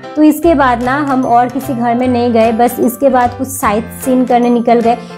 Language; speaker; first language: Hindi; non-native, local second language; Bangla